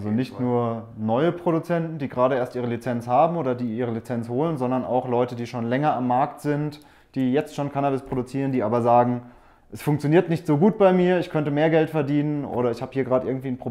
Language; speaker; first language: German; native; German